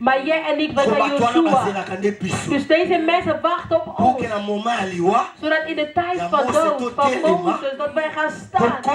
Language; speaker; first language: Dutch; non-native, fluent; Lingala